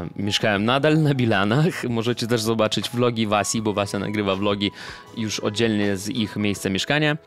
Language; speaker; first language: Polish; non-native, fluent; Russian